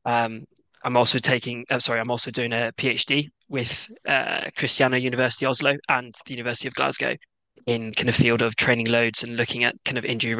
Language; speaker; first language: English; native; English